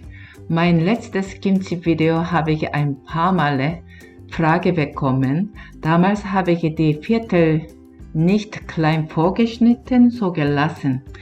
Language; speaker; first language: German; non-native, learner; Korean